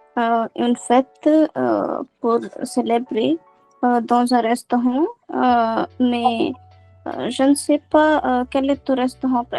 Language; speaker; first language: French; non-native, learner; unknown